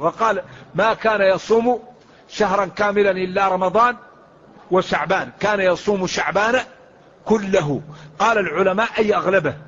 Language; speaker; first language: Arabic; native; Arabic